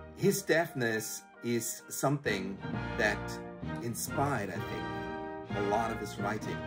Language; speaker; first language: English; non-native, fluent; German